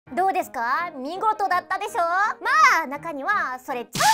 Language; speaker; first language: Japanese; native; Japanese